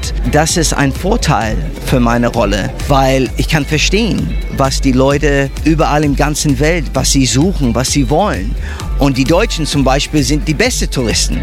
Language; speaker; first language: German; early bilingual, heritage; English